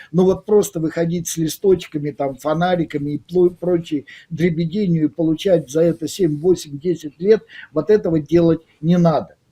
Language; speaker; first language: Russian; native; Russian